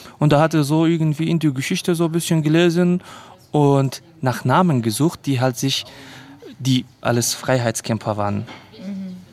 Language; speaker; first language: German; non-native, fluent; Kurdish